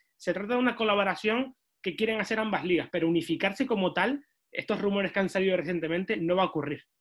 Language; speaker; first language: Spanish; native; Spanish